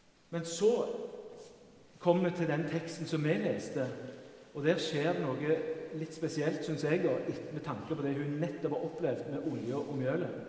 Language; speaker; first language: Norwegian; native; Norwegian